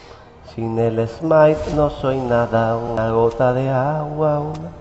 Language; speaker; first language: Spanish; native; Spanish